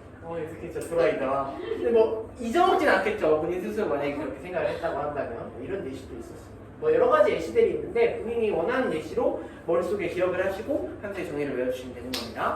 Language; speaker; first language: Korean; native; Korean